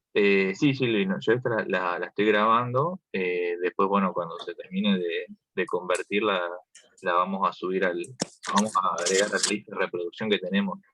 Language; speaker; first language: Spanish; native; Spanish